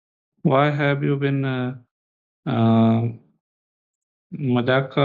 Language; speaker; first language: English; non-native, learner; Hindi